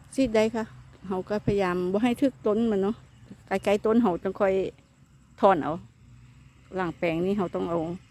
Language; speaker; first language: Thai; native; Thai